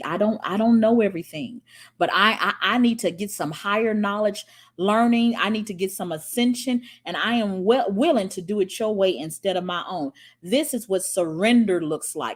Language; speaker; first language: English; native; English